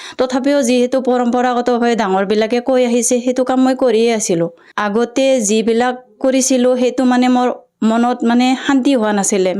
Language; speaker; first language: Assamese; non-native, local second language; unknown